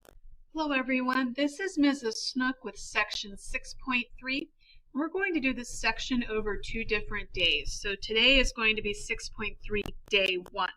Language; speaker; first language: English; native; English